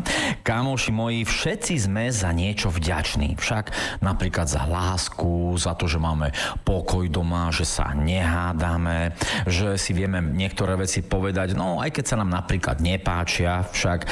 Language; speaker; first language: Slovak; native; Slovak